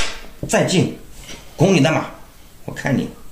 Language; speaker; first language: Chinese; native; Chinese